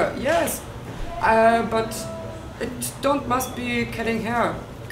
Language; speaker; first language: English; non-native, learner; German